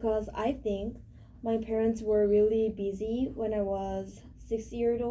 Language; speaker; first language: English; non-native, learner; Korean